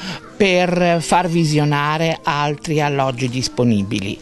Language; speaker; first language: Italian; native; Italian